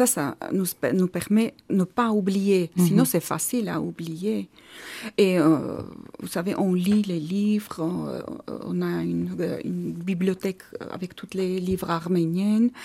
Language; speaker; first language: French; non-native, fluent; Armenian